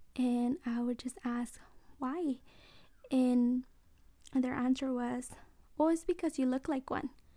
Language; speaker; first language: English; early bilingual, other home language; Mixtepec Mixtec